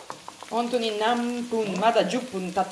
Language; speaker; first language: Japanese; non-native, learner; Italian